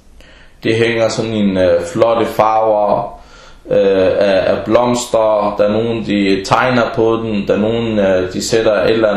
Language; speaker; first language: Danish; early bilingual, other home language; Arabic